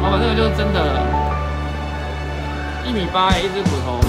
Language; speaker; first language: Chinese; native; Chinese